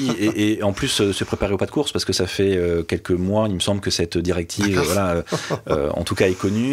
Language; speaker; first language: French; native; French